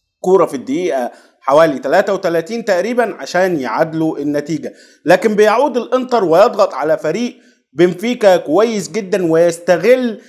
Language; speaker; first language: Arabic; native; Arabic